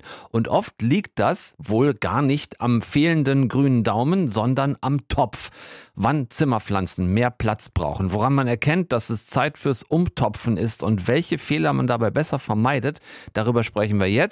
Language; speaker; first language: German; native; German